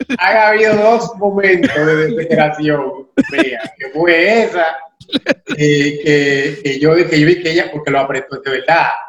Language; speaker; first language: Spanish; native; Spanish